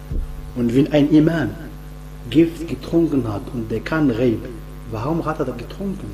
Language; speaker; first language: German; non-native, fluent; Arabic